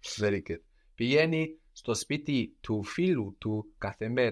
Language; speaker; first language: Greek; non-native, fluent; English